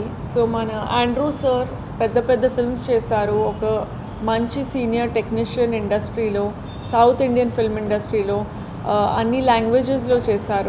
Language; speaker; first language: Telugu; non-native, fluent; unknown